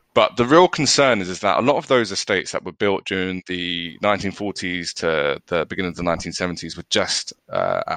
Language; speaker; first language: English; native; English